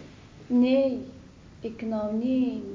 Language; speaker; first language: Dutch; non-native, learner; Arabic